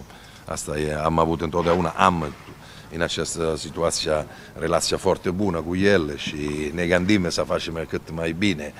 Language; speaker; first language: Romanian; non-native, fluent; Italian